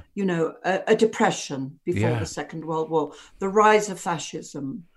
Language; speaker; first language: English; native; English